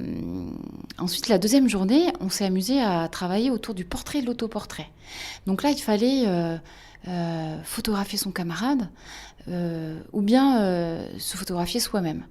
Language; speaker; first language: French; native; French